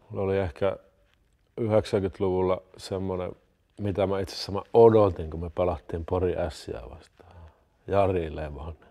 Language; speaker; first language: Finnish; native; Finnish